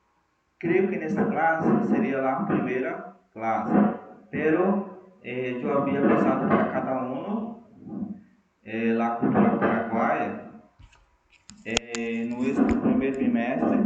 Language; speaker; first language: Spanish; non-native, fluent; Portuguese